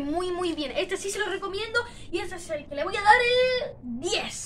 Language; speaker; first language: Spanish; native; Spanish